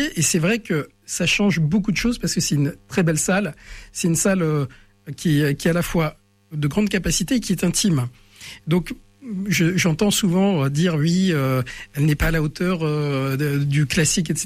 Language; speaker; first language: French; native; French